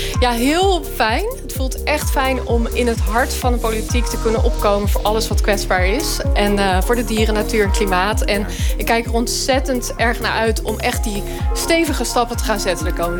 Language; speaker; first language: Dutch; native; Dutch